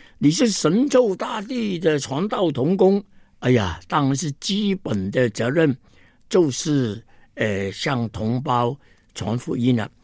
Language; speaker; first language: Chinese; non-native, local second language; Cantonese